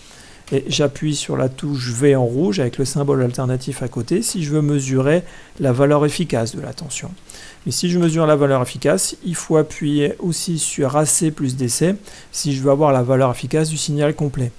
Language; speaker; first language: French; native; French